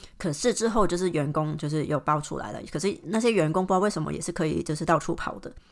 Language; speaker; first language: Chinese; non-native, fluent; Cantonese